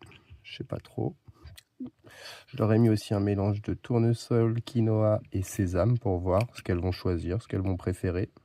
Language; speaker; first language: French; native; French